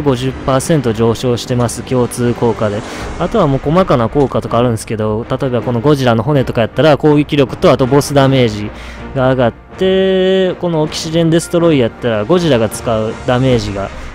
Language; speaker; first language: Japanese; native; Japanese